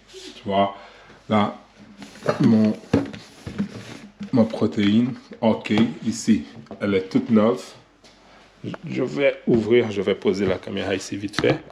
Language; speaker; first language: French; non-native, learner; Portuguese